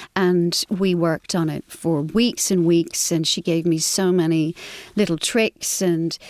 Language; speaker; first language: English; native; English